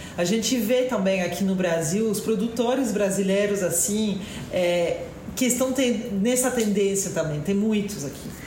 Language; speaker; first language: Portuguese; non-native, fluent; French